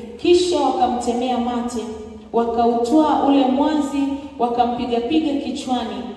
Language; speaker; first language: Swahili; native; Swahili